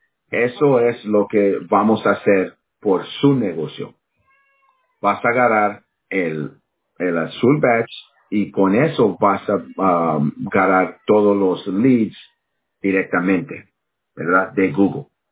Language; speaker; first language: Spanish; non-native, learner; English